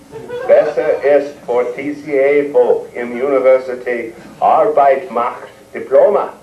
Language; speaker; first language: German; non-native, learner; English